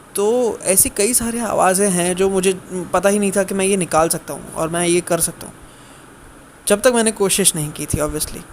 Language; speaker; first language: Hindi; non-native, local second language; Gujarati